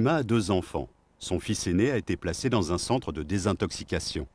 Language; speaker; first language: French; native; French